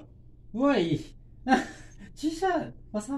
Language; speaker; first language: English; non-native, learner; Persian